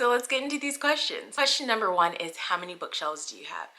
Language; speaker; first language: English; native; English